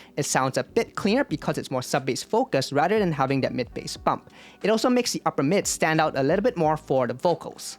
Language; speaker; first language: English; native; English